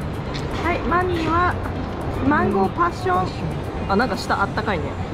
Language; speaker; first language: Japanese; native; Japanese